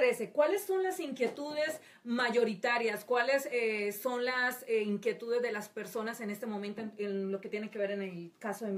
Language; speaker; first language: Spanish; native; Spanish